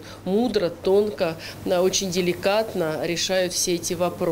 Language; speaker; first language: Russian; native; Russian